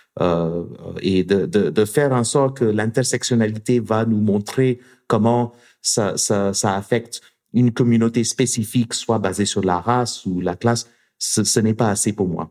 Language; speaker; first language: French; non-native, fluent; English